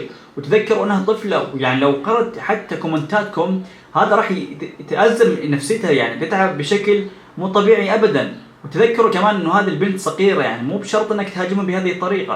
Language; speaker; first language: Arabic; native; Arabic